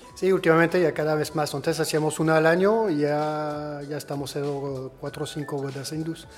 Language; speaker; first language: Spanish; non-native, fluent; French